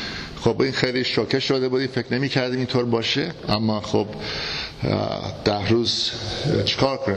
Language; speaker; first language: Persian; non-native, fluent; English